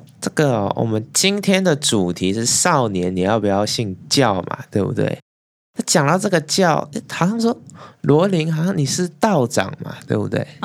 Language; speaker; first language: Chinese; native; Chinese